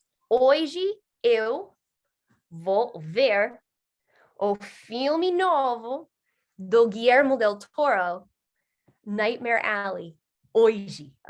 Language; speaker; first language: Portuguese; non-native, fluent; English